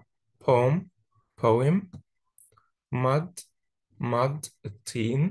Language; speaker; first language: Arabic; native; Arabic